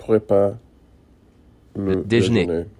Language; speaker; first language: French; non-native, learner; English